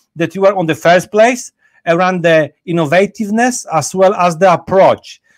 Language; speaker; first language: English; non-native, fluent; Polish